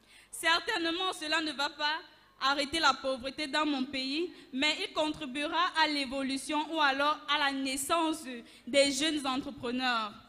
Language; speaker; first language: French; non-native, local second language; Sango